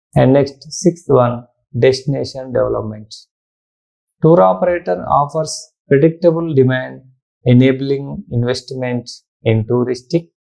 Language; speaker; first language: English; non-native, local second language; Telugu